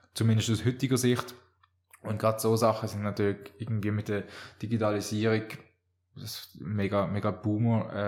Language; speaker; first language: German; native; German